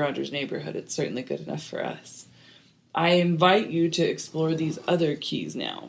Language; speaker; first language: English; native; English